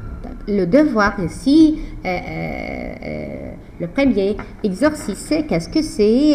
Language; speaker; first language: French; non-native, fluent; Arabic